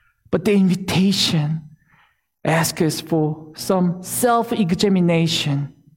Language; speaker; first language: English; non-native, fluent; Korean